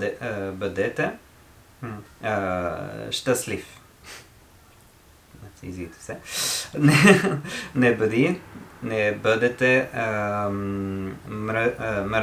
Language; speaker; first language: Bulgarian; non-native, learner; English